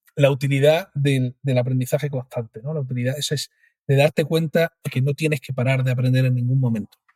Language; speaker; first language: Spanish; native; Spanish